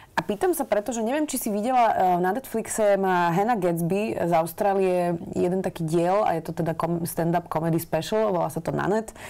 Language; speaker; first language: Slovak; native; Slovak